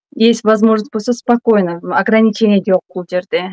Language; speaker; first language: Russian; non-native, local second language; Kyrgyz